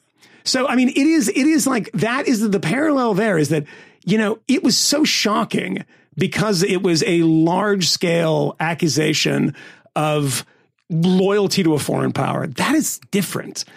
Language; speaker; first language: English; native; English